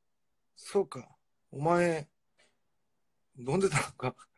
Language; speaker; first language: Japanese; non-native, fluent; Korean